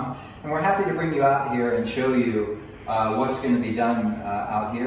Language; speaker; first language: English; native; English